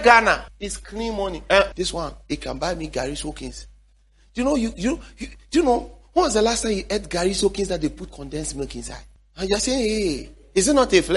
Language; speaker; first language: English; non-native, local second language; Akan